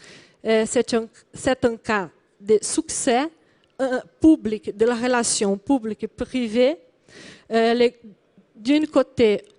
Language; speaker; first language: French; non-native, learner; Portuguese